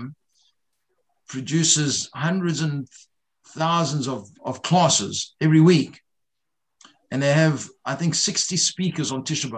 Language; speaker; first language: English; native; English